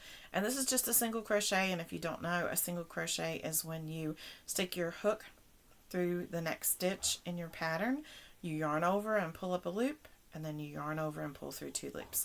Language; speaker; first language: English; native; English